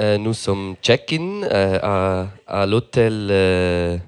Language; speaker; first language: French; non-native, local second language; Swiss German